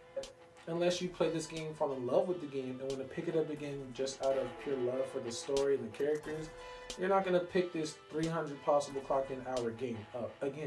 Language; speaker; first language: English; native; English